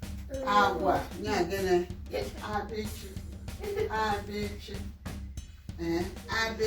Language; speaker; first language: Igbo; native; Igbo